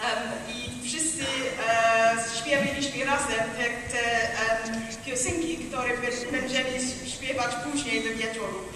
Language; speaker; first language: Polish; non-native, learner; English